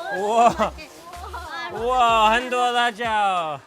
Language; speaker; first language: Chinese; non-native, learner; English